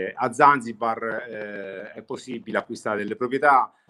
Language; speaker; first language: Italian; native; Italian